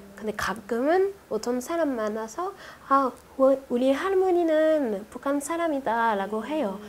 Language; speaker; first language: Korean; non-native, fluent; French